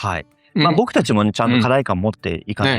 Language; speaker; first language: Japanese; native; Japanese